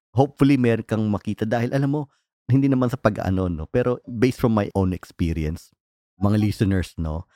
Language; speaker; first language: Filipino; native; Filipino